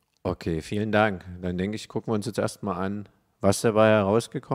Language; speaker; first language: German; native; German